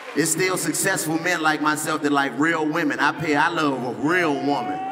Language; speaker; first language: English; native; English